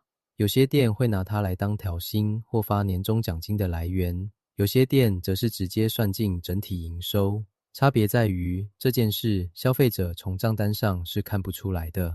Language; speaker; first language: Chinese; native; Chinese